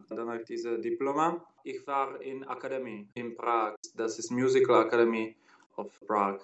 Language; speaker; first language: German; non-native, learner; Czech